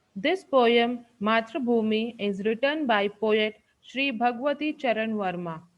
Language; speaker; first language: English; non-native, local second language; Hindi